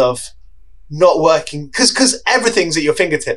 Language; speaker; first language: English; native; English